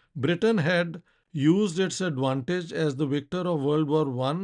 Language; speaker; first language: English; non-native, local second language; Urdu